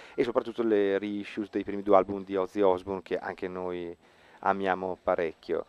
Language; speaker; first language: Italian; native; Italian